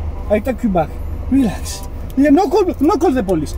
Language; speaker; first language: English; non-native, learner; Greek